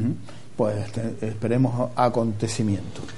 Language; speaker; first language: Spanish; native; Spanish